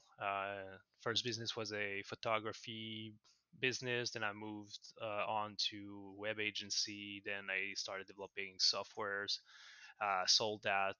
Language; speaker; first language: English; non-native, fluent; French